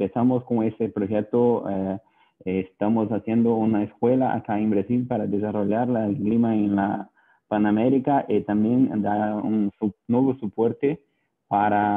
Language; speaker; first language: Spanish; non-native, learner; Portuguese